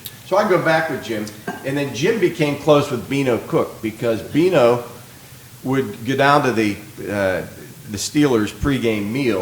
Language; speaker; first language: English; native; English